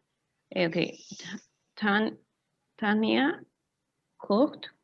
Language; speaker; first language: German; non-native, learner; Spanish